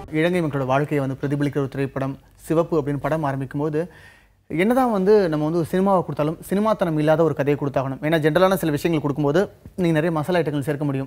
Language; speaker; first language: Tamil; native; Tamil